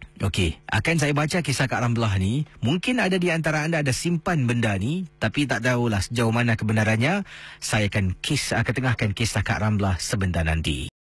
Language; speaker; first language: Malay; native; Malay